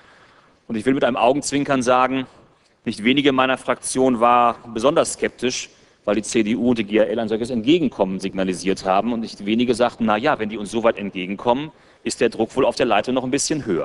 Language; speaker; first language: German; native; German